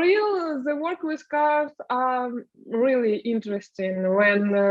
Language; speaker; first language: English; non-native, learner; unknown